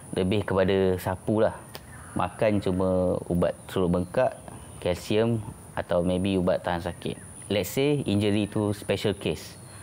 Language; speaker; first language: Malay; native; Malay